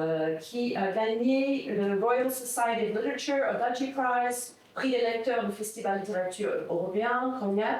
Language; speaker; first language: French; non-native, fluent; English